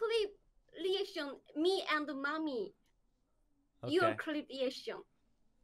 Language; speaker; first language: English; non-native, learner; Korean